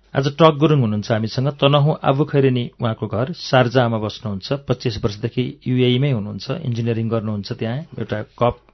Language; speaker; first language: Nepali; native; Nepali